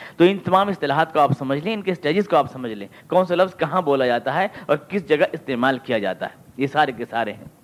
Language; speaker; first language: Urdu; native; Urdu